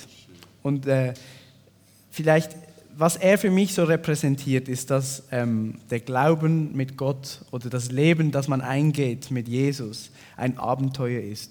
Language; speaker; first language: German; native; German